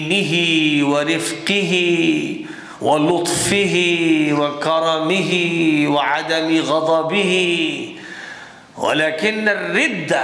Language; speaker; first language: Arabic; non-native, fluent; Urdu